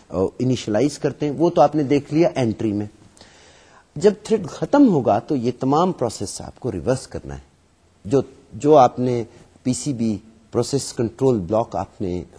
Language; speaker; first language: Urdu; native; Urdu